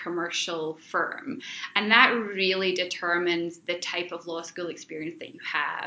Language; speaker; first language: English; native; English